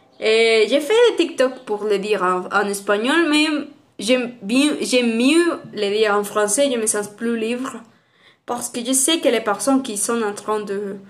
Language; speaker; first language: French; non-native, learner; Spanish